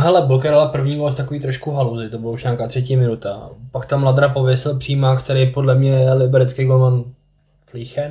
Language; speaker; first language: Czech; native; Czech